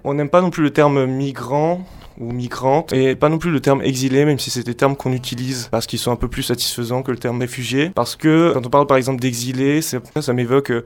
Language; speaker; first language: French; native; French